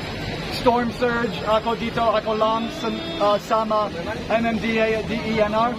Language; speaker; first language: Filipino; non-native, learner; English